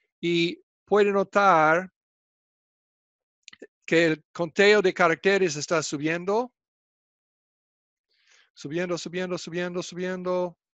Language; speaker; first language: Spanish; non-native, fluent; English